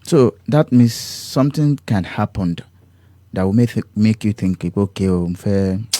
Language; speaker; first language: English; non-native, local second language; Yoruba